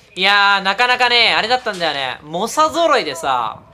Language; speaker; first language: Japanese; native; Japanese